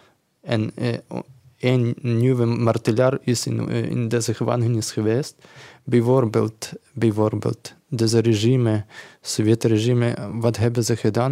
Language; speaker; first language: Dutch; non-native, learner; Ukrainian